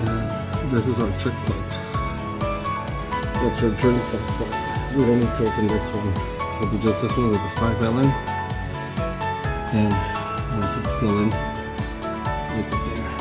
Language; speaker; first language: English; native; English